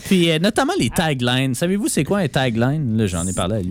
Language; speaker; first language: French; native; French